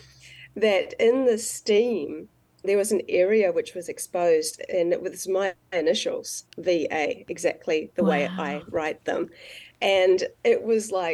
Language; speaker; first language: English; native; English